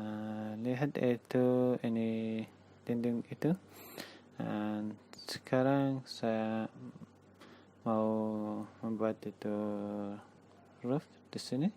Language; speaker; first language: Indonesian; non-native, learner; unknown